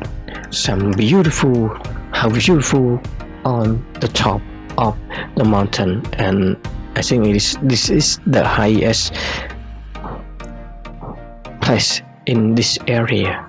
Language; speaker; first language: English; non-native, learner; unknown